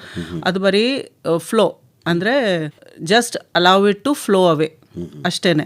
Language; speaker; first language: Kannada; non-native, local second language; Malayalam